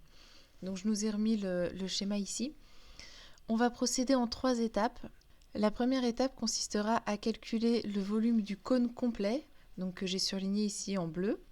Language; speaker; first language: French; native; French